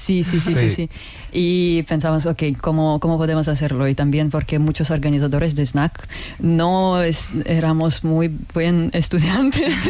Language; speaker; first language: Spanish; non-native, learner; Russian